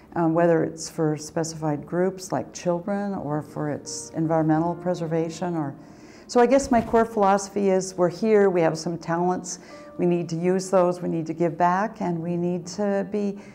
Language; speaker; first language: English; native; English